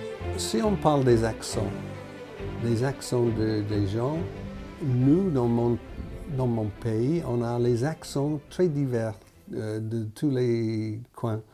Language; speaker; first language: French; non-native, fluent; English